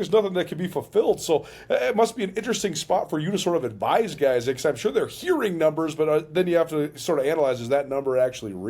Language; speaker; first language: English; native; English